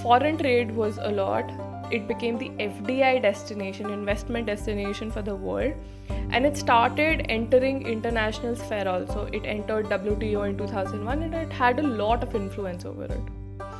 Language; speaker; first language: English; non-native, local second language; Hindi